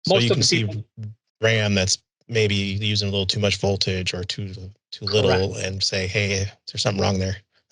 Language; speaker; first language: English; native; English